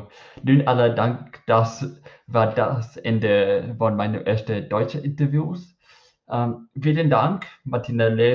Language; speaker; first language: German; non-native, learner; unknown